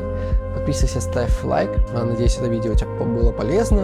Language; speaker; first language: Russian; native; Russian